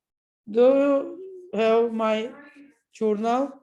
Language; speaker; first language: English; non-native, learner; Georgian